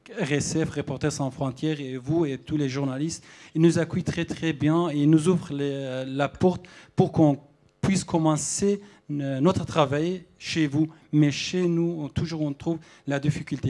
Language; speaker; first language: French; non-native, fluent; Arabic